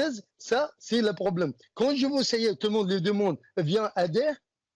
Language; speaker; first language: French; non-native, learner; Arabic